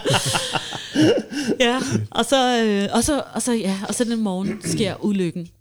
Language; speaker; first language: Danish; early bilingual, other home language; Swahili